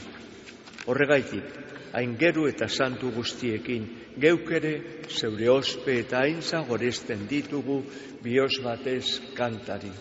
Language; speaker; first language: Basque; native; Basque